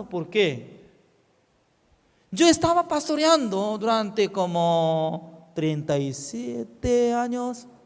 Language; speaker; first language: Spanish; non-native, fluent; Korean